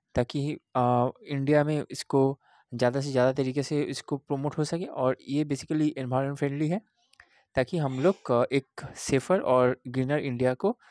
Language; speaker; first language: Hindi; non-native, local second language; Bangla